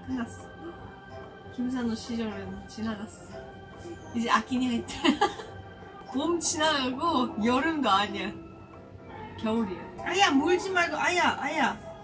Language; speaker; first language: Korean; non-native, fluent; English